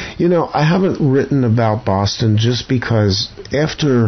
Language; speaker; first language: English; native; English